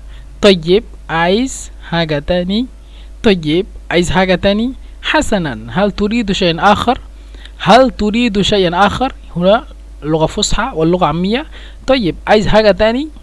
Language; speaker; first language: Arabic; non-native, fluent; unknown